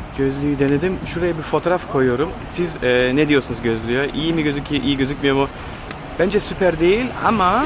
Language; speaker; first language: Turkish; early bilingual, heritage; Turkish